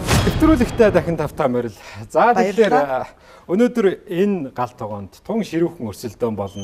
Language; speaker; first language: Mongolian; native; Mongolian